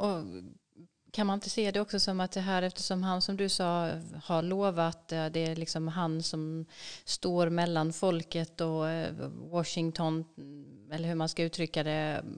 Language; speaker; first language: Swedish; native; Swedish